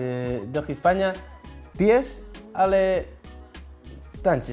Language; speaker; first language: Polish; non-native, learner; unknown